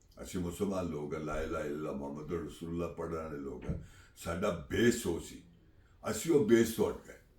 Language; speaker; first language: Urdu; non-native, local second language; Punjabi